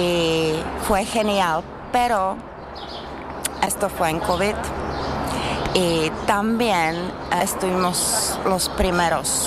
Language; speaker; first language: Spanish; non-native, fluent; Czech